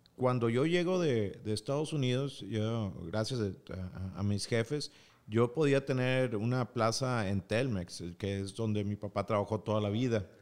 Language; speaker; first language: Spanish; native; Spanish